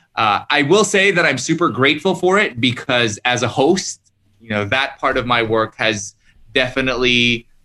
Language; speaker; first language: English; native; English